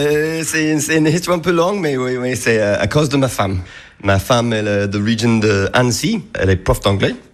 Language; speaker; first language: French; non-native, learner; English